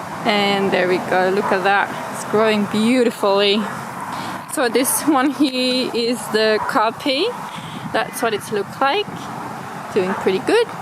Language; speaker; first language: English; non-native, fluent; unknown